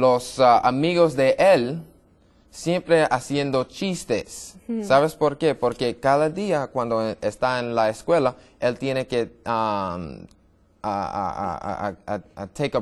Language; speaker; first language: Spanish; non-native, learner; English